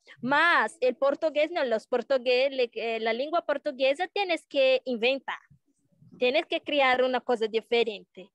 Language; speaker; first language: Spanish; non-native, learner; Portuguese